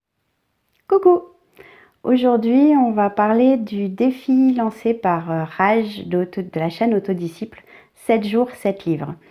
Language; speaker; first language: French; native; French